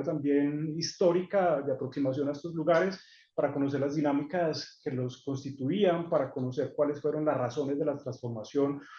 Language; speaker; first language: Spanish; native; Spanish